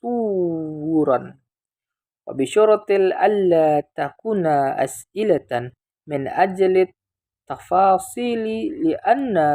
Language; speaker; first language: Arabic; non-native, learner; Indonesian